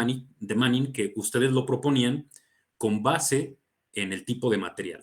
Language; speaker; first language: Spanish; native; Spanish